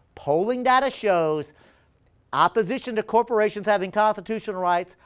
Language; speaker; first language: English; native; English